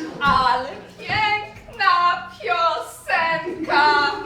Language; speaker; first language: Polish; early bilingual, heritage; English